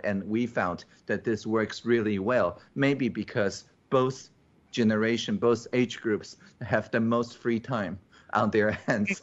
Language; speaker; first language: English; non-native, fluent; Chinese